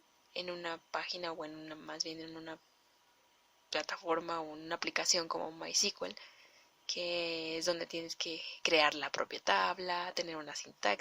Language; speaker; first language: Spanish; native; Spanish